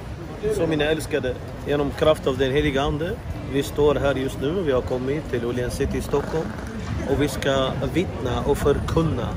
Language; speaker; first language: Swedish; non-native, fluent; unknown